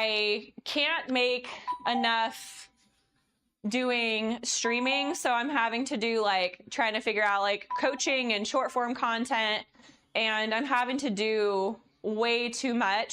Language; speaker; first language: English; native; English